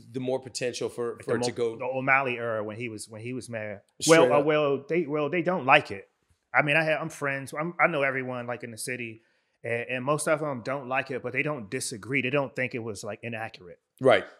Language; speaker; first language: English; native; English